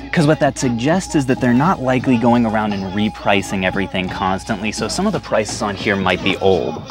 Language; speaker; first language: English; native; English